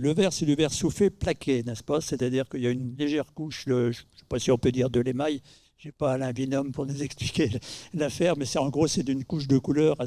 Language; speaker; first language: French; native; French